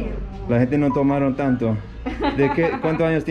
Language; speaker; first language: Spanish; non-native, fluent; English